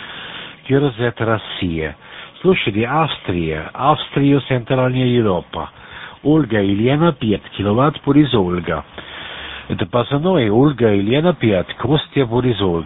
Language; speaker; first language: Russian; non-native, learner; German